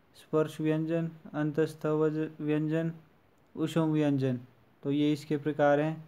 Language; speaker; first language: Hindi; native; Hindi